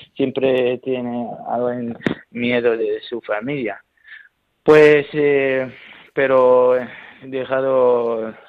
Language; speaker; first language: Spanish; non-native, learner; Arabic